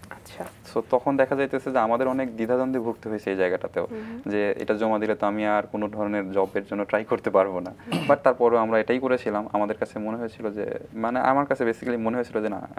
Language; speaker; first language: Bangla; native; Bangla